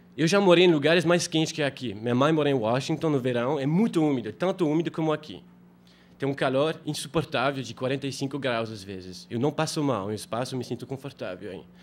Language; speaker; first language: Portuguese; non-native, fluent; French